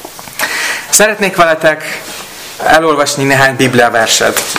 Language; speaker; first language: Hungarian; non-native, learner; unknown